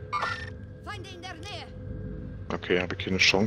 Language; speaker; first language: German; native; German